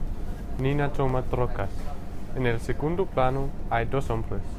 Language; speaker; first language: Spanish; non-native, learner; Danish